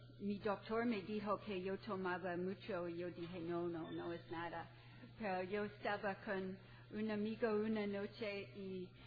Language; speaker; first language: Spanish; non-native, fluent; English